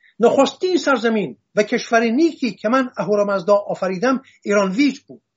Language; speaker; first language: Persian; non-native, local second language; Assyrian Neo-Aramaic